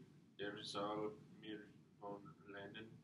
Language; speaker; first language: German; non-native, learner; English